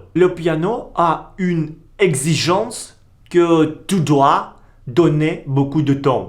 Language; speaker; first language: French; non-native, learner; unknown